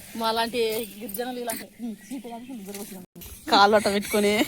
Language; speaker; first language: Telugu; native; Telugu